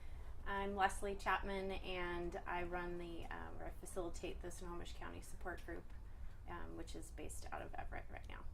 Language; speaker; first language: English; native; English